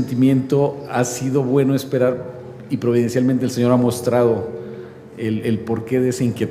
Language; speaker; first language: Spanish; native; Spanish